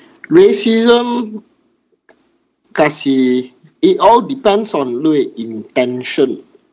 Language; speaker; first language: English; non-native, local second language; Min Nan Chinese